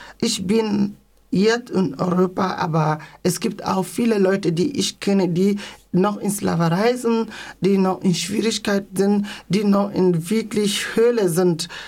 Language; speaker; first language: German; non-native, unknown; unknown